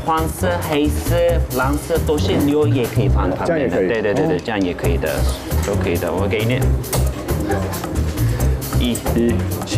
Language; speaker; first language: Chinese; non-native, fluent; Turkish